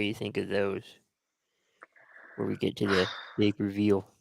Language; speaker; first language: English; native; English